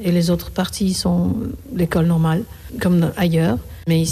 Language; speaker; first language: French; non-native, fluent; Korean